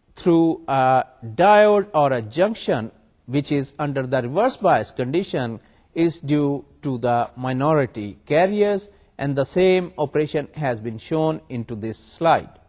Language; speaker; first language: English; non-native, local second language; Urdu